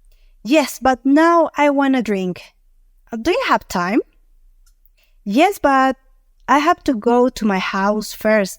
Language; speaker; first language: English; non-native, fluent; Spanish